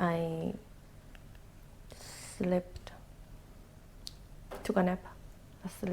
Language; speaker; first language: English; non-native, learner; Thai